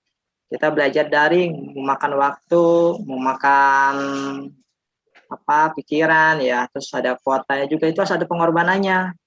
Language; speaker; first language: Indonesian; native; Indonesian